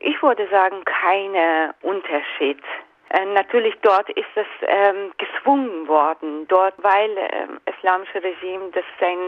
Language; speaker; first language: German; non-native, fluent; Persian